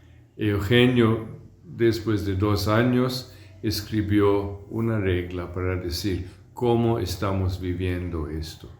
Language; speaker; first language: Spanish; non-native, fluent; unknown